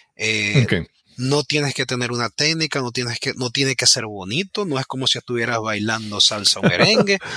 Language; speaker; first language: Spanish; native; Spanish